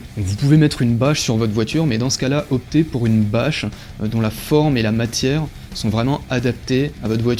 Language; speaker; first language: French; native; French